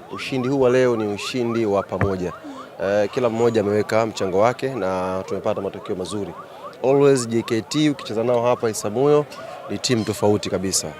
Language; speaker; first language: Swahili; native; Swahili